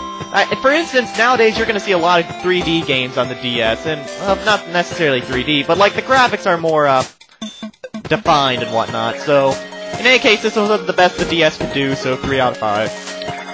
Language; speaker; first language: English; native; English